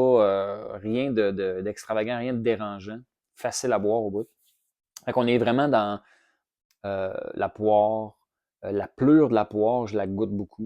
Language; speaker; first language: French; native; French